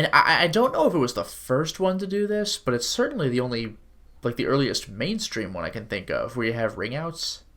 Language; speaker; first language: English; native; English